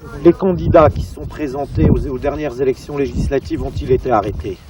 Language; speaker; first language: French; native; French